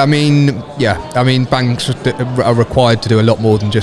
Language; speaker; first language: English; native; English